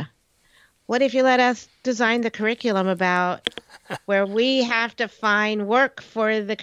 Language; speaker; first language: English; native; English